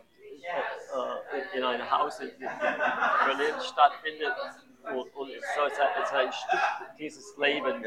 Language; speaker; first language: German; non-native, learner; English